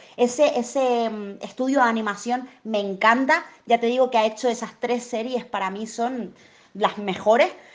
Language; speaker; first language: Spanish; native; Spanish